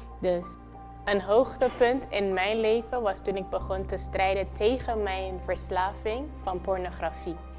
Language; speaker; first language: Dutch; non-native, local second language; Papiamento